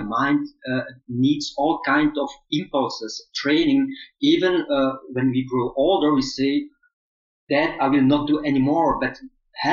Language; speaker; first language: English; non-native, fluent; Dutch